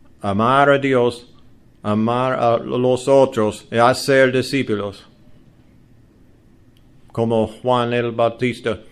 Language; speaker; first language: Spanish; non-native, learner; English